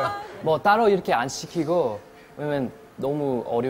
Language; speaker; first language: Korean; non-native, learner; English